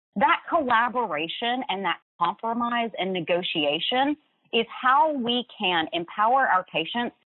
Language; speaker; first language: English; native; English